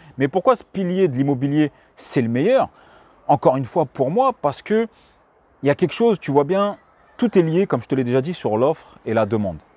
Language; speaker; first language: French; native; French